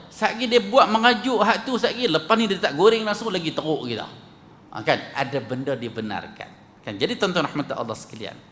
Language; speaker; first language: Malay; native; Malay